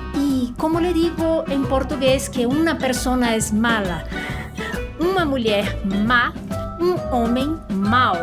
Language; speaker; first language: Portuguese; non-native, fluent; Spanish